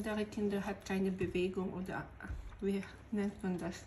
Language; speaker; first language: German; non-native, fluent; Filipino